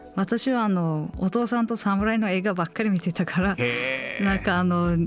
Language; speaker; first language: Japanese; non-native, fluent; Uzbek